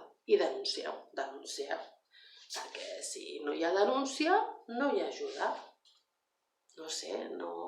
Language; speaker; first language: Catalan; non-native, learner; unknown